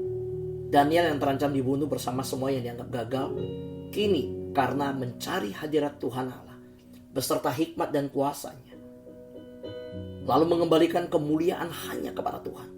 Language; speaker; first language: Indonesian; native; Indonesian